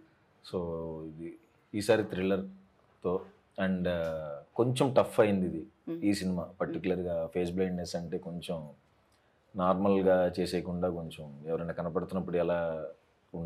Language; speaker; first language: Telugu; native; Telugu